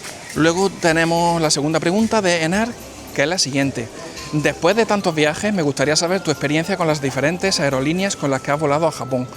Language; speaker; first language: Spanish; native; Spanish